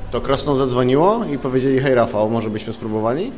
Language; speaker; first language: Polish; native; Polish